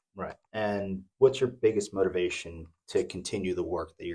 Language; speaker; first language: English; native; English